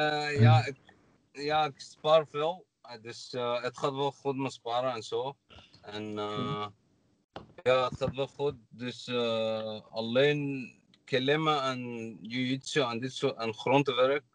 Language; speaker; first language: Dutch; non-native, learner; Arabic